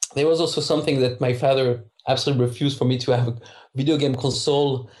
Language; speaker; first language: English; non-native, fluent; French